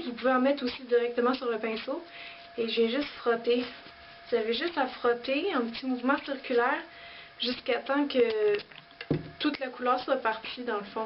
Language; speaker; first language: French; native; French